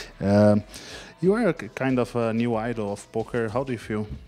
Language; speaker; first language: English; non-native, learner; Portuguese